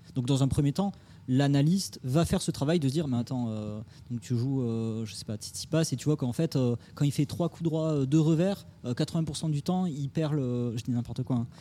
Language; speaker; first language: French; native; French